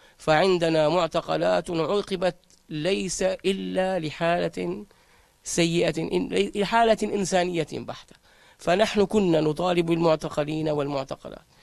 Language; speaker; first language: Arabic; native; Arabic